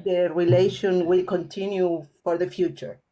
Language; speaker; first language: English; non-native, learner; Spanish